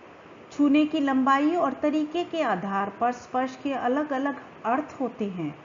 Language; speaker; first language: Hindi; native; Hindi